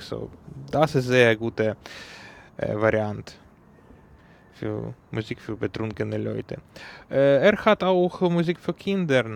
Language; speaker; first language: German; non-native, learner; Ukrainian